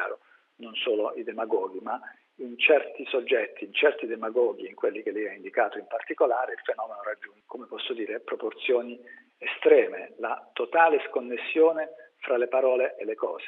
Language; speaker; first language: Italian; native; Italian